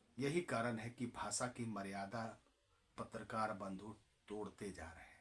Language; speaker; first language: Hindi; native; Hindi